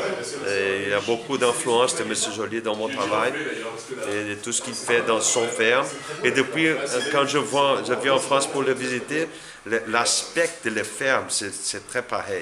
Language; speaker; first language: French; non-native, learner; Portuguese